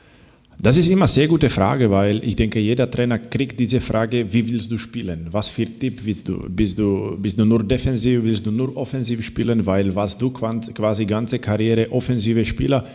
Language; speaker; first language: German; non-native, fluent; Slovak